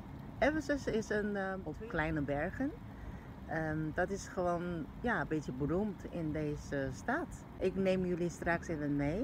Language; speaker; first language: Dutch; non-native, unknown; Chinese